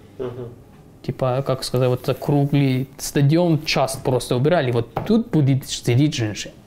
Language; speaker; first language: Russian; non-native, fluent; Persian